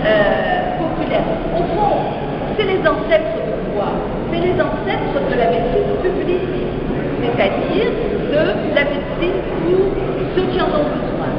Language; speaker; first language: French; native; French